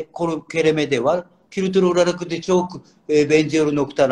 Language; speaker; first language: Turkish; non-native, learner; Japanese